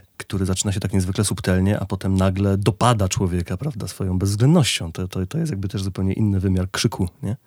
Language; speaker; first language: Polish; native; Polish